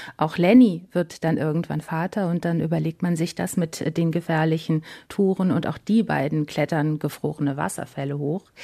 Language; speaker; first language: German; native; German